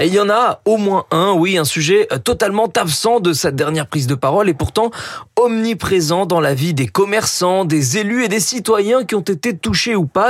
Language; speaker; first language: French; native; French